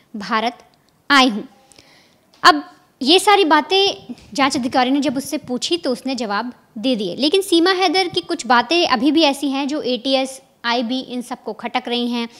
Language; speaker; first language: Hindi; native; Hindi